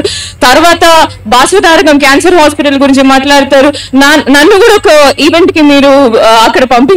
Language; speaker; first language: Telugu; non-native, local second language; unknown